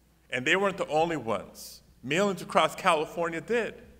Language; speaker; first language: English; early bilingual, other home language; Spanish